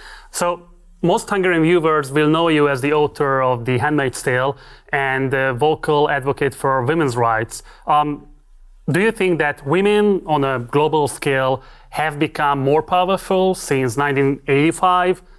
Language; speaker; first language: English; non-native, fluent; Hungarian